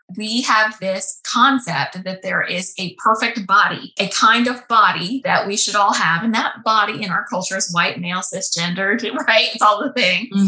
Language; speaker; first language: English; native; English